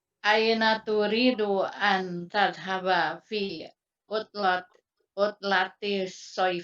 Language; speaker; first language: Arabic; non-native, learner; Indonesian